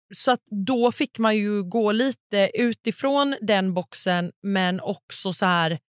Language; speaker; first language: Swedish; native; Swedish